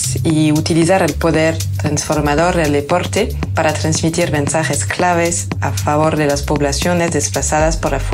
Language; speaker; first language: Spanish; native; Spanish